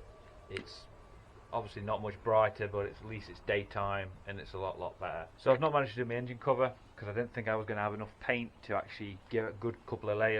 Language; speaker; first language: English; native; English